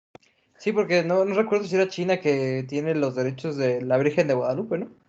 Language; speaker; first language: Spanish; native; Spanish